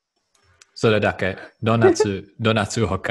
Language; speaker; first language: Japanese; non-native, learner; English